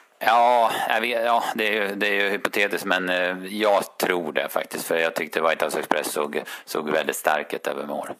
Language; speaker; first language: Swedish; native; Swedish